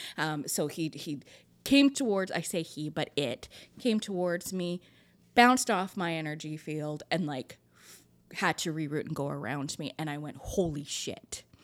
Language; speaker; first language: English; native; English